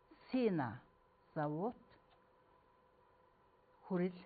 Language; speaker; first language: Russian; non-native, fluent; Mongolian